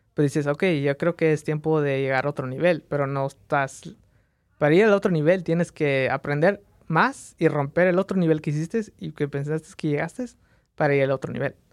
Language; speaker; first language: Spanish; early bilingual, heritage; Spanish